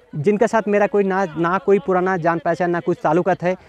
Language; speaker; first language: Hindi; non-native, local second language; Bangla